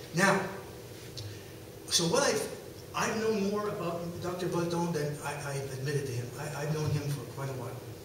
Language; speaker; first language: English; non-native, local second language; French